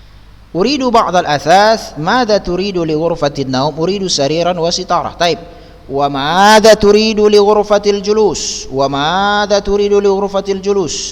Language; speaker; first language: Arabic; non-native, fluent; Indonesian